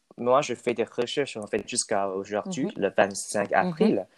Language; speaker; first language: French; non-native, fluent; Chinese